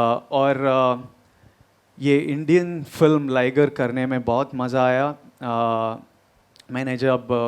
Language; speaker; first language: Hindi; non-native, local second language; Telugu